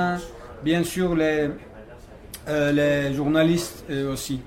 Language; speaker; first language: French; non-native, fluent; Kurdish